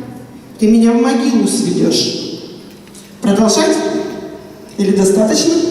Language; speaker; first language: Russian; native; Russian